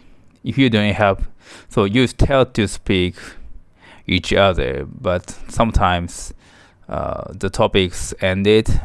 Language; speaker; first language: English; non-native, learner; Japanese